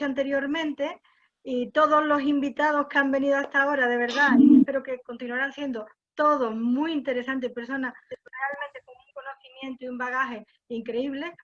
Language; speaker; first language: Spanish; native; Spanish